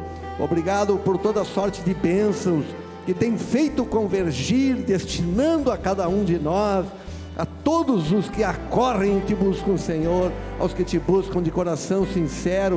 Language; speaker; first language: Portuguese; native; Portuguese